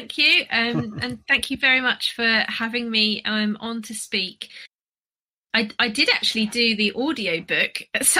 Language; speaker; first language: English; native; English